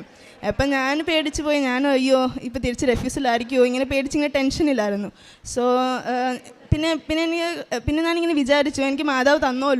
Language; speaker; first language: Malayalam; early bilingual, heritage; Malayalam